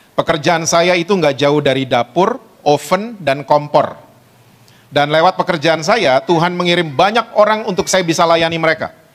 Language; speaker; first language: Indonesian; native; Indonesian